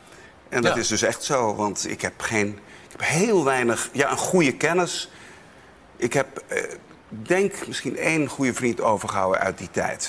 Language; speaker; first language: Dutch; native; Dutch